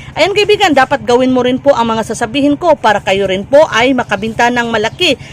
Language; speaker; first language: Filipino; non-native, local second language; Cebuano